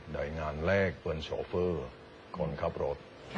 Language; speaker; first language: Thai; non-native, learner; Indonesian